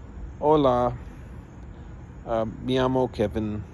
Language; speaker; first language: Spanish; non-native, learner; English